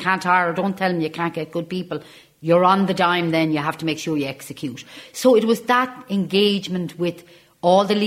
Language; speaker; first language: English; native; English